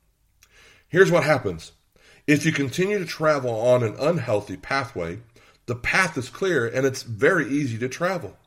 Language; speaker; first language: English; native; English